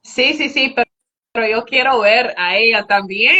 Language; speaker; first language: Spanish; non-native, learner; English